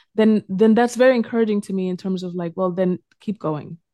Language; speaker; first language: English; early bilingual, other home language; Spanish